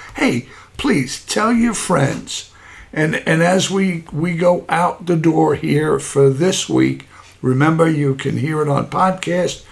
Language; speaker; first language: English; native; English